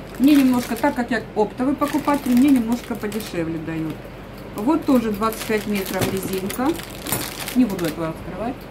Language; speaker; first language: Russian; native; Russian